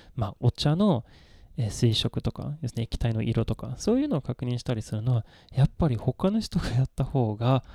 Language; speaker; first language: Japanese; non-native, fluent; Swedish